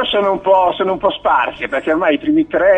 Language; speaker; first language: Italian; native; Italian